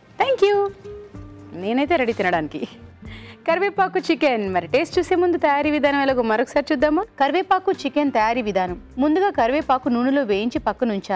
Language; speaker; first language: Telugu; native; Telugu